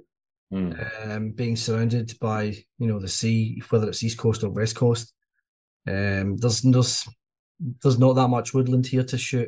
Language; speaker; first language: English; native; English